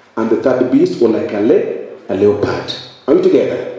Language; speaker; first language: English; non-native, local second language; Swahili